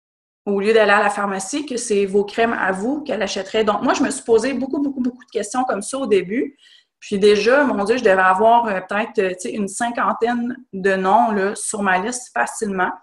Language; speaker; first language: French; native; French